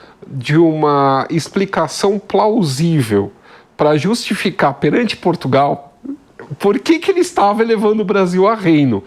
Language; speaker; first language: Portuguese; native; Portuguese